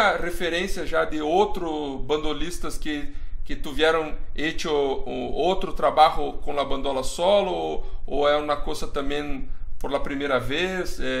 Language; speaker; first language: Spanish; non-native, fluent; Portuguese